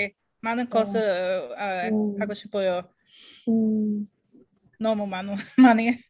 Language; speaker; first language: Korean; non-native, learner; English